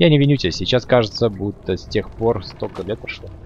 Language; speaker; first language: Russian; native; Russian